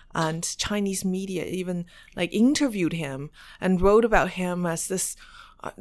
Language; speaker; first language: English; non-native, fluent; Chinese